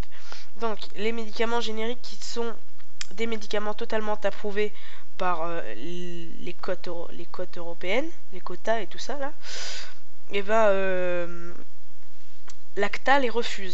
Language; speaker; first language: French; native; French